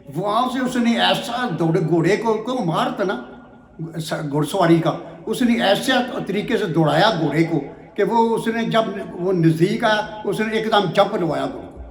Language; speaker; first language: Urdu; non-native, local second language; Punjabi